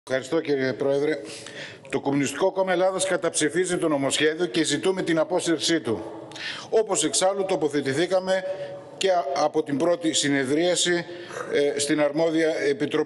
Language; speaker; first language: Greek; native; Greek